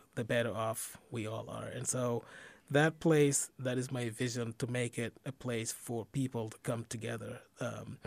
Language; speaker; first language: English; non-native, fluent; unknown